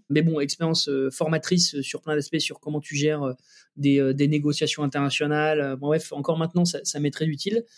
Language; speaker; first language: French; native; French